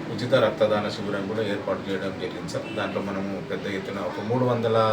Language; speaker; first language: Telugu; native; Telugu